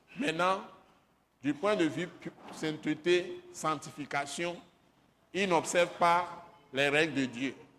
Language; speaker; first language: French; non-native, local second language; Ewe